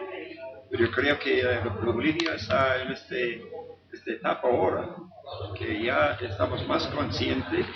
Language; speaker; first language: Spanish; non-native, fluent; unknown